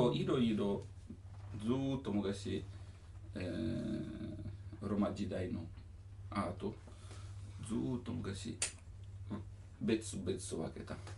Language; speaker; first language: Japanese; non-native, learner; Italian